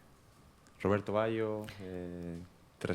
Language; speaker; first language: Italian; non-native, learner; Spanish